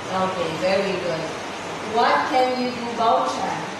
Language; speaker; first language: English; non-native, fluent; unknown